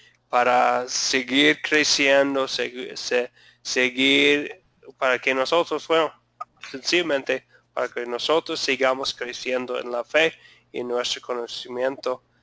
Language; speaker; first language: Spanish; non-native, fluent; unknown